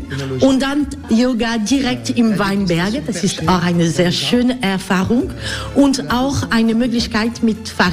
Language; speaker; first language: German; non-native, fluent; French